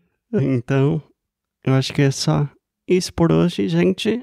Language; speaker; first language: Portuguese; non-native, fluent; English